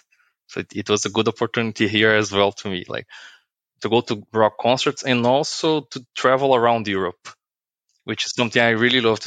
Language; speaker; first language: English; non-native, fluent; Portuguese